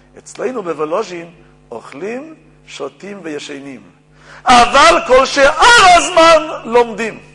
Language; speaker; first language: Hebrew; native; Hebrew